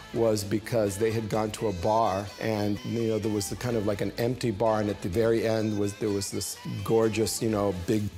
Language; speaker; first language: English; native; English